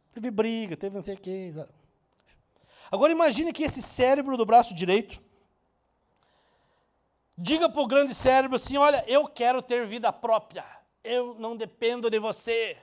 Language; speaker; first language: Portuguese; native; Portuguese